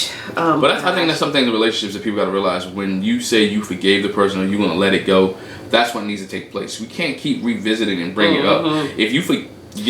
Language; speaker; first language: English; native; English